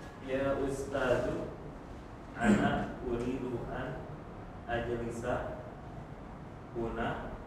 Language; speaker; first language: Arabic; non-native, learner; Indonesian